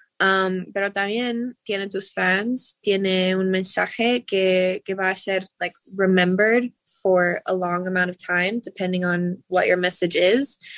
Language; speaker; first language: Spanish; non-native, learner; English